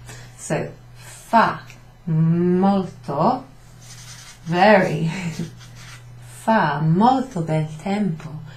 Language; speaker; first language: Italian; non-native, fluent; English